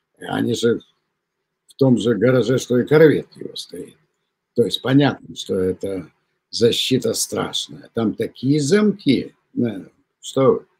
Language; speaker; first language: Russian; native; Russian